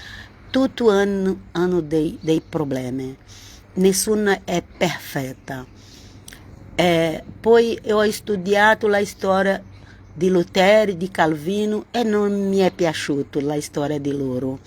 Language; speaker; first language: Italian; non-native, learner; Portuguese